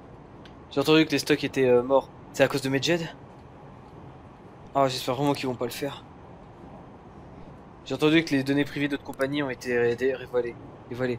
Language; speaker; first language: French; native; French